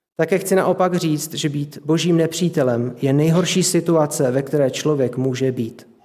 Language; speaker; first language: Czech; native; Czech